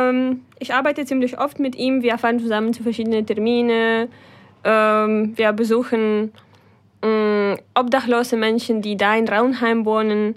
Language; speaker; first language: German; non-native, fluent; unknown